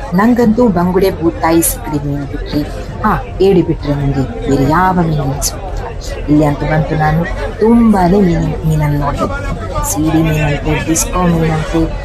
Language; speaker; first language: Kannada; native; Kannada